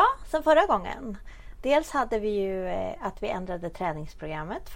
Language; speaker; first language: Swedish; native; Swedish